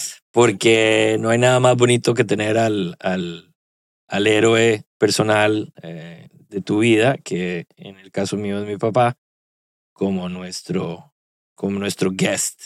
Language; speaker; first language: Spanish; early bilingual, heritage; Spanish